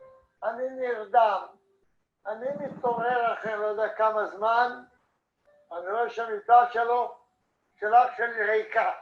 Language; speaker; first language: Hebrew; non-native, fluent; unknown